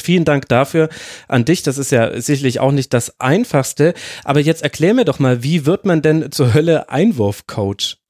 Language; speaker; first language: German; native; German